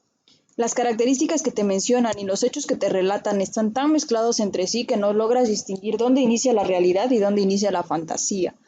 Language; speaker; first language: Spanish; native; Spanish